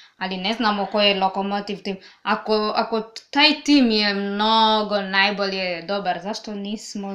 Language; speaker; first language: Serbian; non-native, learner; English